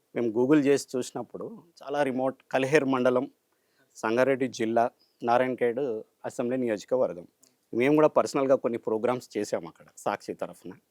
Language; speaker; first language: Telugu; native; Telugu